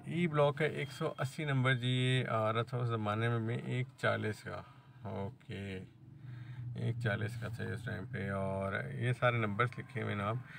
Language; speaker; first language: Urdu; native; Urdu